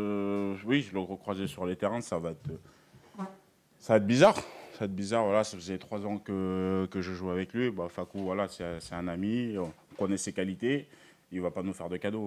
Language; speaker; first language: French; native; French